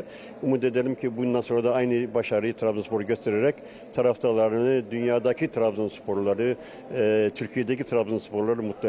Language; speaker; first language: Turkish; native; Turkish